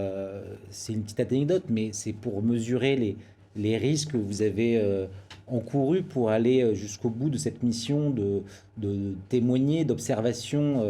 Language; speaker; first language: French; native; French